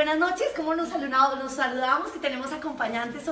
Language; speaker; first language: Spanish; native; Spanish